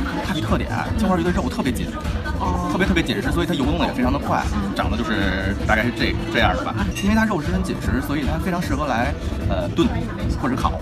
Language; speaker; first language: Chinese; native; Chinese